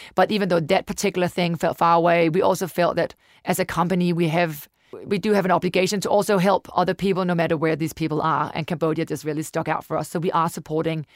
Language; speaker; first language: English; non-native, fluent; Danish